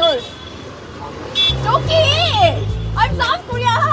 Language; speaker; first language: English; non-native, learner; Korean